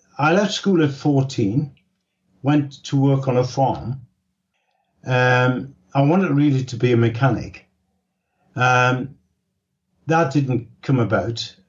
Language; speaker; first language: English; native; English